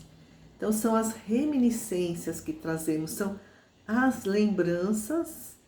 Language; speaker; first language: Portuguese; native; Portuguese